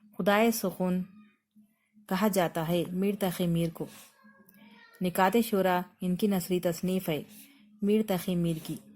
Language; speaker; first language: Urdu; native; Urdu